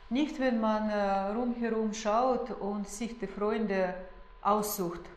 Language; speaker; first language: German; non-native, fluent; Russian